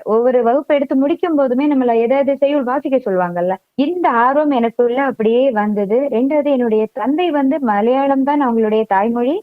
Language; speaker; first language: Tamil; non-native, local second language; Malayalam